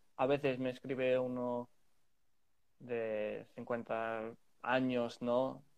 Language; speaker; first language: Spanish; non-native, fluent; English